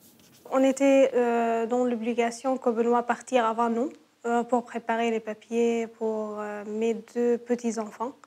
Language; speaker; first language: French; non-native, learner; Arabic